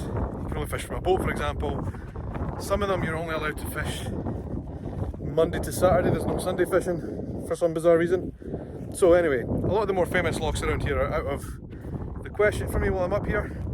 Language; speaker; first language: English; native; English